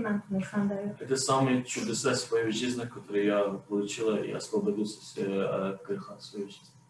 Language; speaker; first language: Russian; non-native, learner; Persian